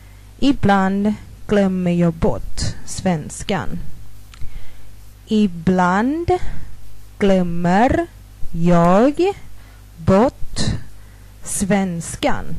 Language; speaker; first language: Swedish; non-native, fluent; Thai